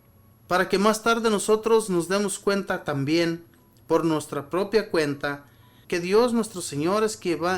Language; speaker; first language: Spanish; native; Spanish